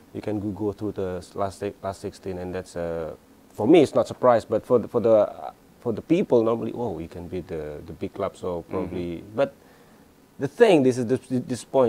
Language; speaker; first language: English; non-native, fluent; Indonesian